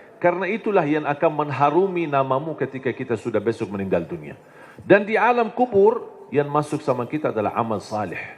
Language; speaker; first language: Indonesian; non-native, fluent; Arabic